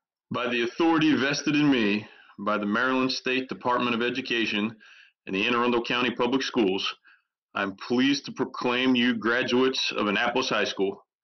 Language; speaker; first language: English; native; English